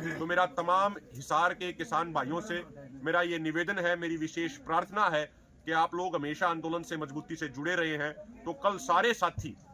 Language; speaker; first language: Hindi; native; Hindi